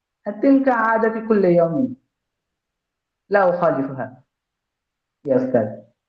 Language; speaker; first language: Arabic; non-native, learner; Bangla